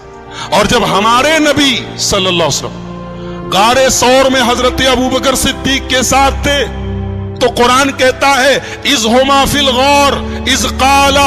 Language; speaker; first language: Urdu; native; Urdu